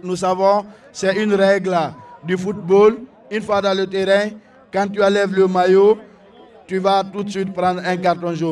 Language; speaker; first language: French; non-native, local second language; Fula